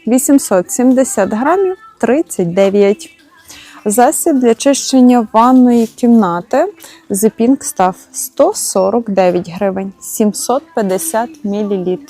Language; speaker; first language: Ukrainian; native; Ukrainian